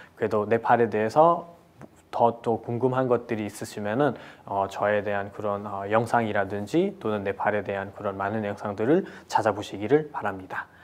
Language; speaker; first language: Korean; non-native, fluent; Nepali